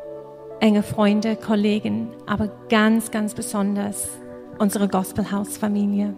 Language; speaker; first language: German; non-native, fluent; English